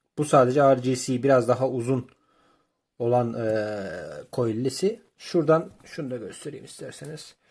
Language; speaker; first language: Turkish; native; Turkish